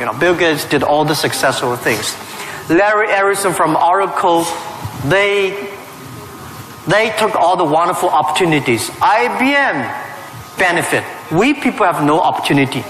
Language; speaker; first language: English; non-native, fluent; Chinese